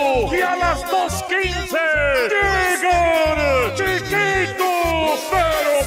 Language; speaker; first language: Spanish; native; Spanish